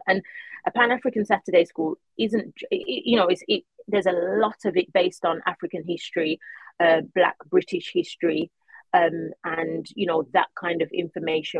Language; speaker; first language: English; native; English